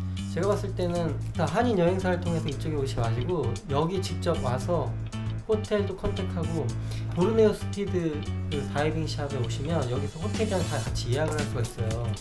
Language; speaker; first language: Korean; native; Korean